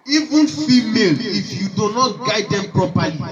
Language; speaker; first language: English; non-native, local second language; Yoruba